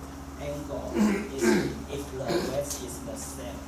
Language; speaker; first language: English; non-native, learner; Chinese